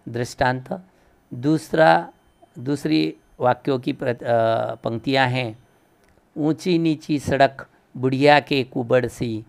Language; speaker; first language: Hindi; non-native, local second language; Marathi